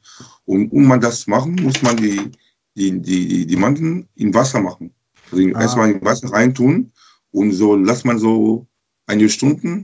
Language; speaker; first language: German; non-native, learner; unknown